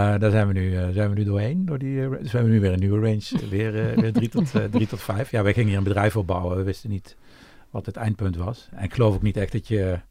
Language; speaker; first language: Dutch; native; Dutch